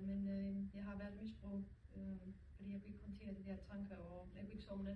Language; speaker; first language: Danish; non-native, learner; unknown